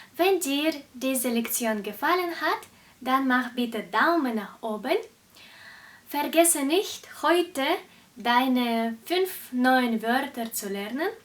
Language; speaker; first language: German; non-native, fluent; Russian